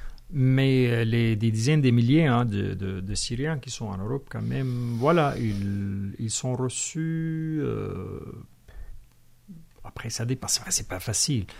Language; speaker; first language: French; non-native, fluent; Arabic